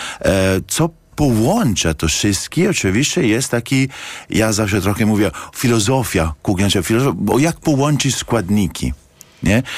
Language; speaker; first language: Polish; non-native, learner; Italian